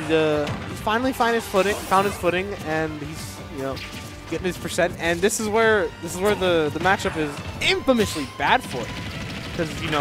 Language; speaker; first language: English; native; English